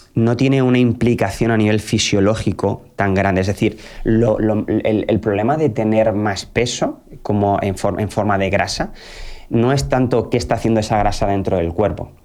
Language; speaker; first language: Spanish; native; Spanish